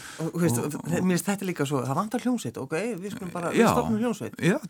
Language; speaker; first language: Icelandic; native; Icelandic